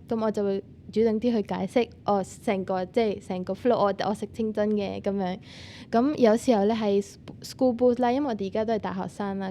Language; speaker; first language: Cantonese; native; Cantonese